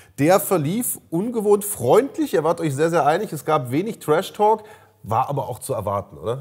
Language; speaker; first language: German; native; German